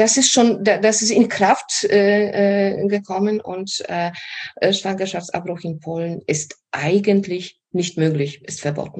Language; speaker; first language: German; non-native, fluent; Polish